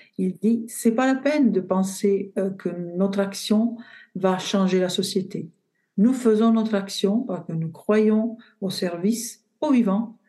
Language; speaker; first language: French; non-native, fluent; Italian